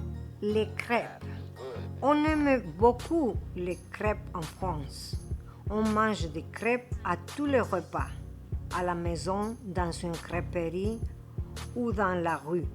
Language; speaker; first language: French; non-native, fluent; Spanish